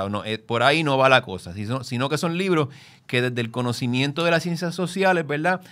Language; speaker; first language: Spanish; native; Spanish